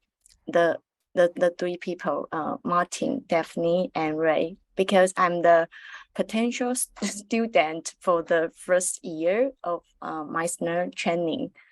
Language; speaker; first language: English; non-native, learner; Chinese